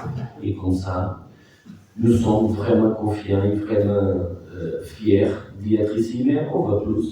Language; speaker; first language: French; non-native, fluent; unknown